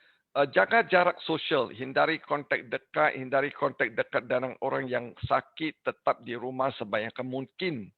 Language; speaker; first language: Indonesian; non-native, learner; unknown